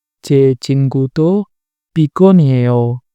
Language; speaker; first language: Korean; non-native, fluent; Indonesian